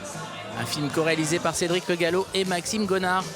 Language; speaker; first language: French; native; French